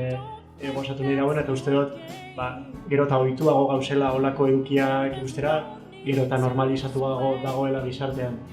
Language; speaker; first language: Basque; native; Basque